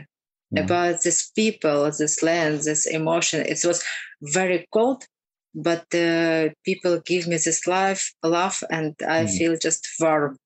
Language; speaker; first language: English; non-native, learner; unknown